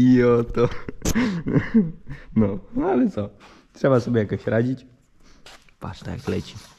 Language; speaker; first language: Polish; native; Polish